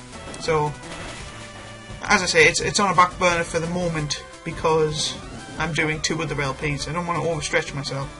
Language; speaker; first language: English; native; English